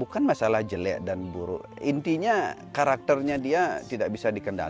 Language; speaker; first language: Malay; non-native, local second language; Balinese